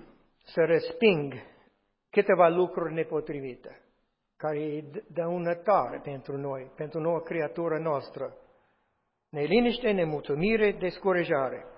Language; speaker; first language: Romanian; non-native, fluent; English